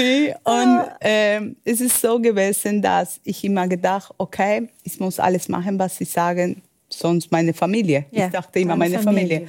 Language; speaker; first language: German; non-native, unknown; Spanish